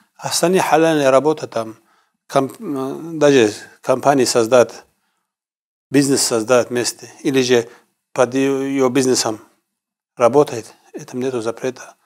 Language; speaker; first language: Russian; non-native, local second language; Kumyk